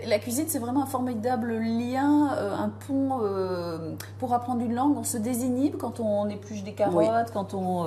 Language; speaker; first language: French; native; French